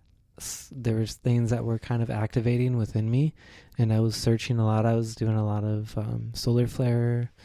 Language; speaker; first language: English; native; English